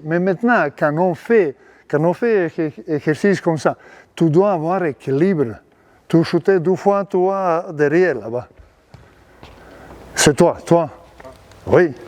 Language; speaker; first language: French; non-native, learner; Serbian